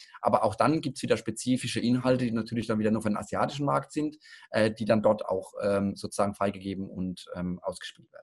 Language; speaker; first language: German; native; German